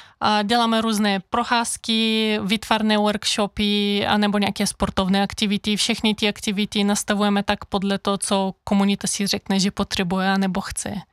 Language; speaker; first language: Czech; non-native, fluent; Bulgarian